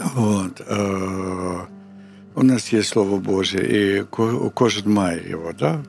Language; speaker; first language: Ukrainian; non-native, local second language; Russian